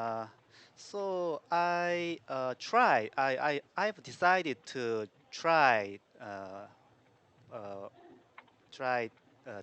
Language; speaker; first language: English; non-native, learner; Korean